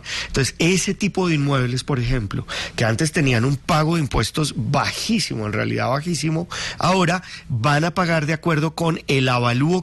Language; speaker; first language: Spanish; native; Spanish